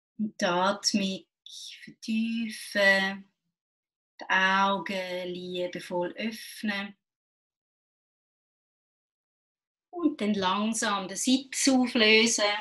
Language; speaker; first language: German; native; German